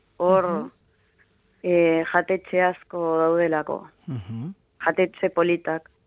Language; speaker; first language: Basque; non-native, fluent; Spanish